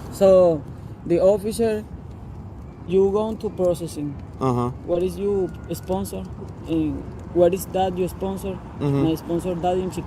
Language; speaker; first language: English; non-native, learner; Spanish